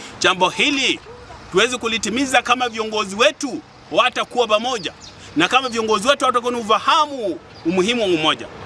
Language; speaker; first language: Swahili; non-native, local second language; Luyia